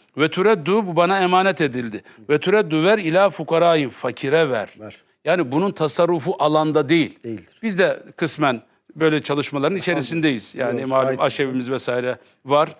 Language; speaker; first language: Turkish; native; Turkish